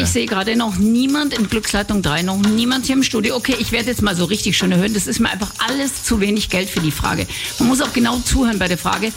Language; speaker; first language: German; native; German